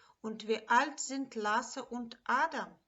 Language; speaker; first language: German; non-native, fluent; Ukrainian